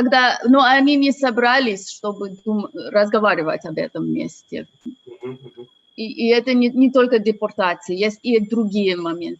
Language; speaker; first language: Russian; non-native, fluent; English